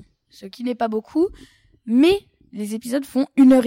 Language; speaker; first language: French; native; French